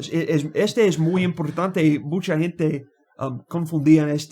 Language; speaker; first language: Spanish; non-native, learner; English